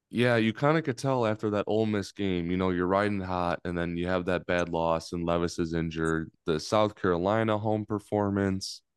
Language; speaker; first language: English; native; English